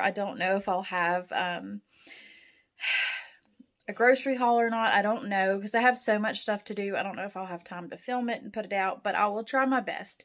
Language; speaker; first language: English; native; English